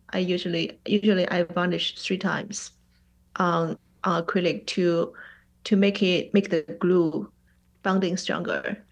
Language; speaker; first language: English; non-native, fluent; Chinese